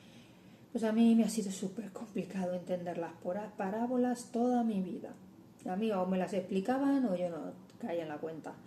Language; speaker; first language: Spanish; native; Spanish